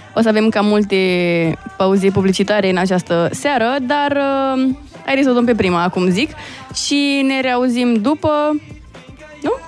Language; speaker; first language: Romanian; native; Romanian